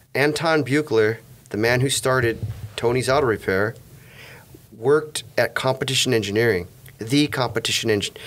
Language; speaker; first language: English; native; English